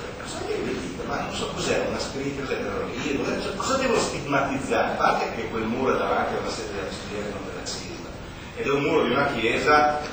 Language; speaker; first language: Italian; native; Italian